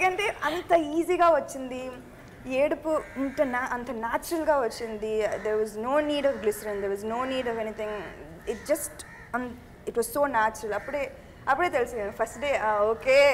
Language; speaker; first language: Telugu; non-native, fluent; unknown